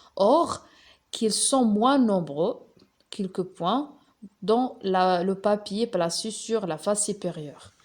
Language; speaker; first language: French; non-native, local second language; Arabic